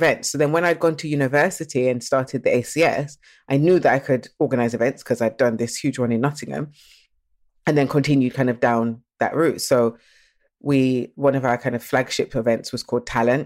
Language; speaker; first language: English; native; English